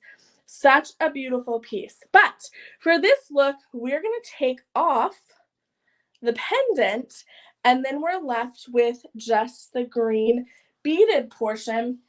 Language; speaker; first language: English; native; English